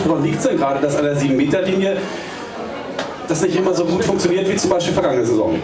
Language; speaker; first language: German; native; German